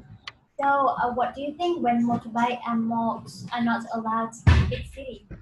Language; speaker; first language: English; non-native, fluent; Vietnamese